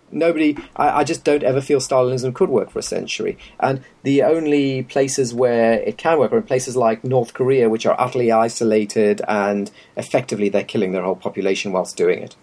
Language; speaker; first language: English; native; English